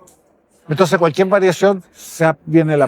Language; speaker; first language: Spanish; native; Spanish